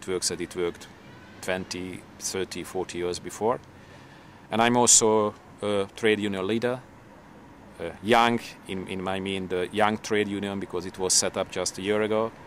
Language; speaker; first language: English; non-native, fluent; Hungarian